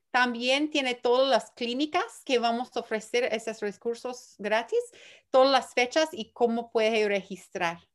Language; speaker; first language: Spanish; early bilingual, heritage; Spanish